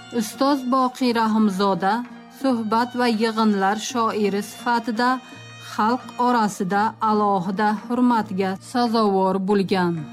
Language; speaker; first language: Uzbek; native; Uzbek